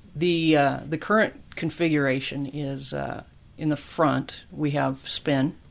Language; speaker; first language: English; native; English